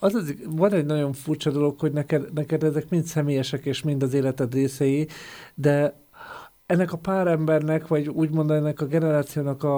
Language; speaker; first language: Hungarian; native; Hungarian